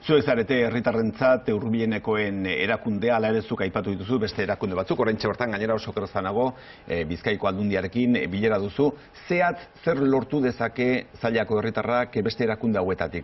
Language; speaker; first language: Basque; native; Basque